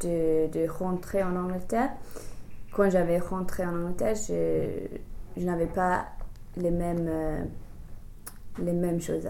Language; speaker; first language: French; non-native, fluent; English